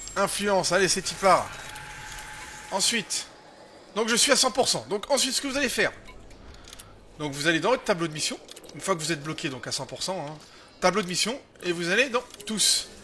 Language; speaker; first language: French; native; French